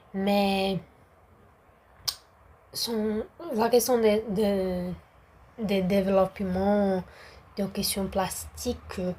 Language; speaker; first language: French; non-native, learner; Portuguese